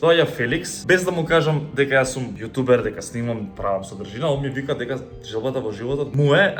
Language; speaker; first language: Macedonian; native; Macedonian